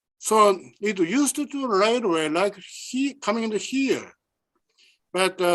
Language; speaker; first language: English; non-native, learner; Japanese